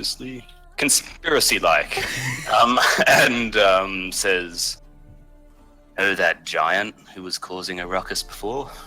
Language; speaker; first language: English; native; English